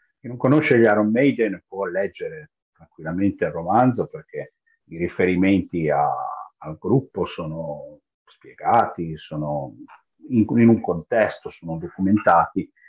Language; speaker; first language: Italian; native; Italian